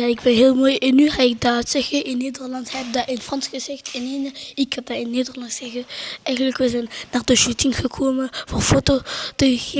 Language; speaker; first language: Dutch; non-native, local second language; French